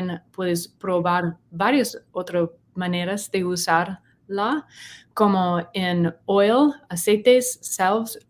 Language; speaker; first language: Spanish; non-native, learner; English